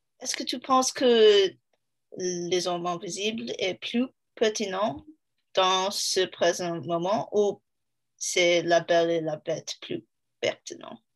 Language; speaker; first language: French; non-native, learner; English